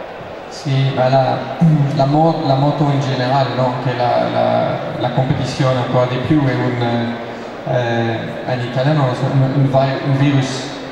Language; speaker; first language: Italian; non-native, learner; French